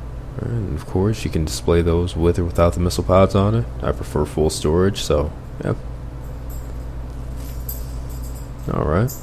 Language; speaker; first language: English; native; English